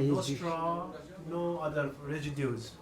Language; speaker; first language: English; non-native, fluent; Nepali